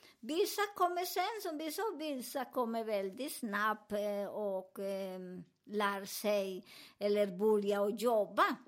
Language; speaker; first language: Swedish; non-native, fluent; Spanish